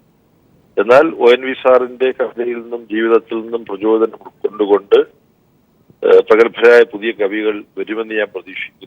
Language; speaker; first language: Malayalam; native; Malayalam